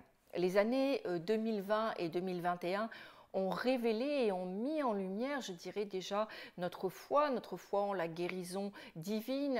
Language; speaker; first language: French; native; French